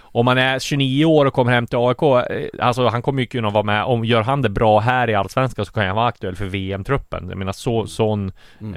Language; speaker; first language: Swedish; native; Swedish